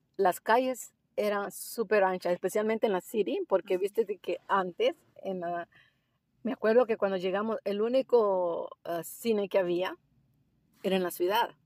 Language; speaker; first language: Spanish; native; Spanish